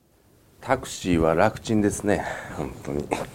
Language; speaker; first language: Japanese; native; Japanese